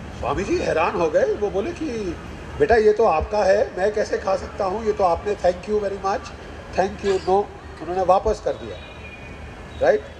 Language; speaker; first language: Hindi; native; Hindi